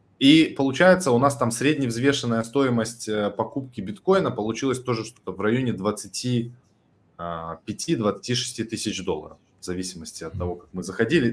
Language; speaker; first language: Russian; native; Russian